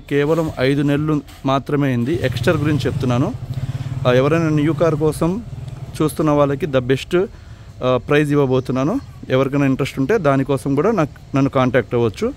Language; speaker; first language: Telugu; native; Telugu